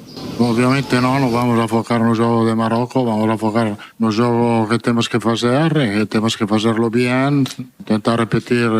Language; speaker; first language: Portuguese; non-native, fluent; Italian